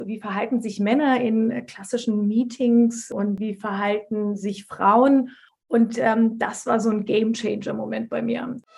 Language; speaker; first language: German; early bilingual, other home language; Turkish